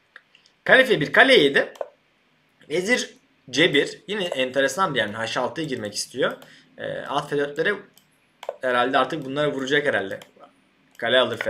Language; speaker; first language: Turkish; native; Turkish